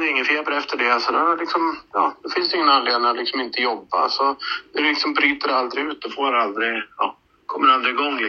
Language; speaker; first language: Swedish; native; Swedish